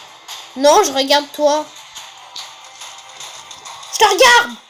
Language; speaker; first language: French; native; French